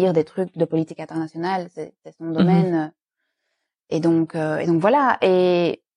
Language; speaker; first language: French; native; French